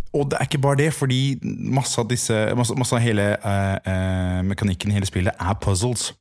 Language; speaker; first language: Norwegian; native; Norwegian